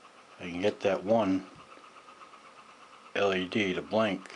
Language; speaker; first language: English; native; English